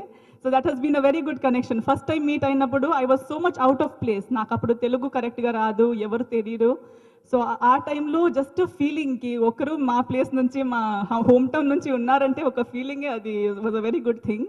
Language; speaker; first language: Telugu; non-native, learner; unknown